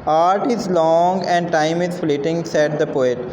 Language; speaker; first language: English; non-native, local second language; Punjabi